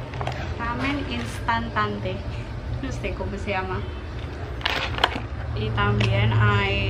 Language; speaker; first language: Spanish; non-native, learner; Indonesian